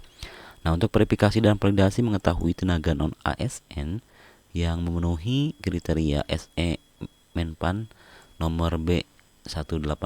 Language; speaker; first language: Indonesian; native; Indonesian